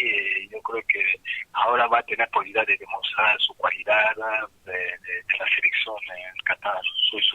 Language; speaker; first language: Spanish; non-native, fluent; French